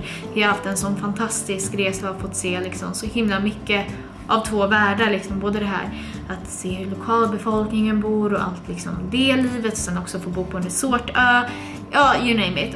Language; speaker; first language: Swedish; native; Swedish